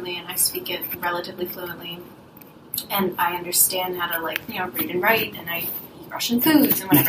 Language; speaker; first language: English; early bilingual, other home language; Russian